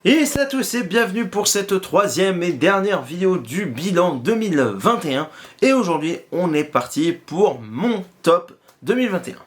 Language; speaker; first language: French; native; French